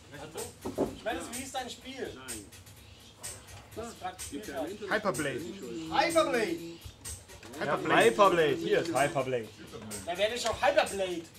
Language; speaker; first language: German; native; German